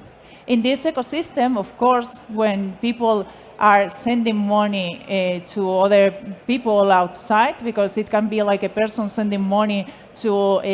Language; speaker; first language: English; non-native, fluent; Spanish